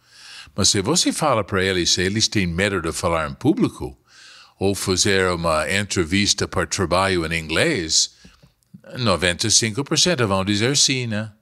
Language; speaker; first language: Portuguese; non-native, fluent; English